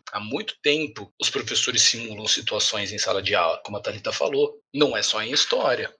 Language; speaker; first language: Portuguese; native; Portuguese